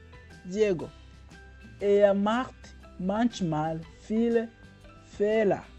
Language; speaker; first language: German; non-native, fluent; Kinyarwanda